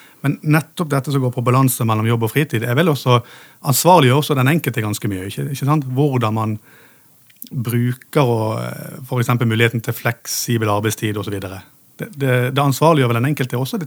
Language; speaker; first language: Norwegian; native; Norwegian